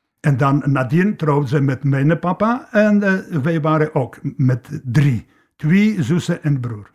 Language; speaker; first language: Dutch; non-native, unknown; Polish